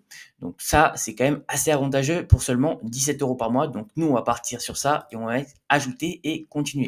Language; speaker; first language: French; native; French